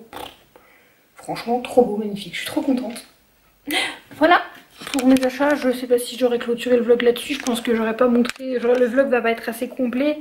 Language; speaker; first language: French; native; French